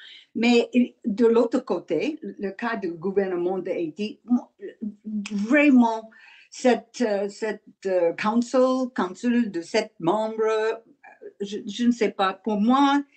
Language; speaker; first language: French; non-native, learner; English